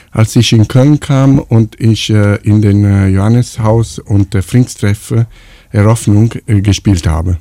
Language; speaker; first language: German; non-native, fluent; Italian